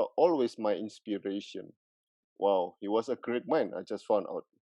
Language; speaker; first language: English; non-native, fluent; Indonesian